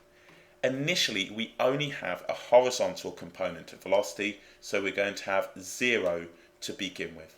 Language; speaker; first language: English; native; English